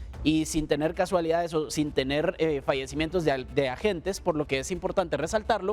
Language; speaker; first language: Spanish; native; Spanish